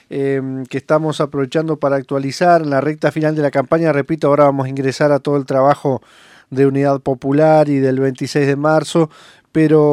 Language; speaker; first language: Spanish; native; Spanish